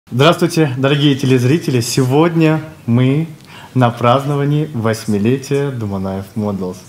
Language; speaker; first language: Russian; non-native, local second language; Kyrgyz